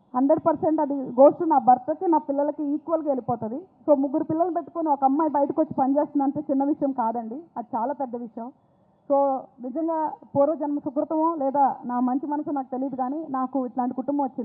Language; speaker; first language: Telugu; native; Telugu